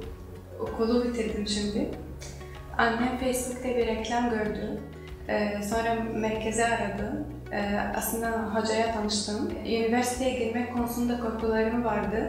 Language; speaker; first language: Turkish; non-native, learner; Arabic